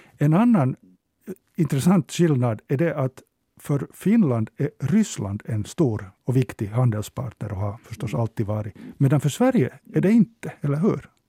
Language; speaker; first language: Swedish; native; Swedish